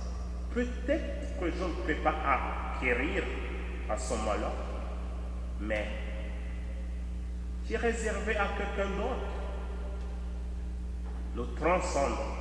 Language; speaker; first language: French; native; French